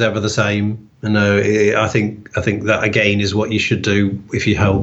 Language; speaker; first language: English; native; English